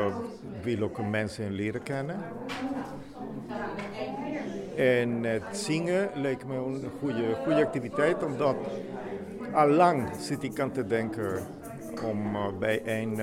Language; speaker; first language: Dutch; non-native, learner; Spanish